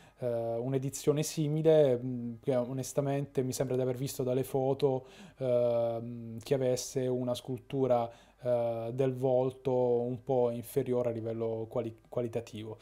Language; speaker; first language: Italian; native; Italian